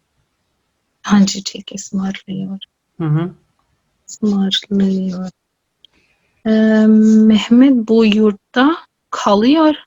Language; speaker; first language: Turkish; non-native, learner; Urdu